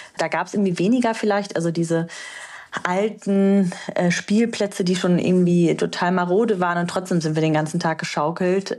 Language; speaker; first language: German; early bilingual, other home language; Romanian